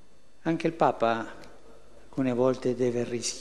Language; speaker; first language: Italian; early bilingual, heritage; Spanish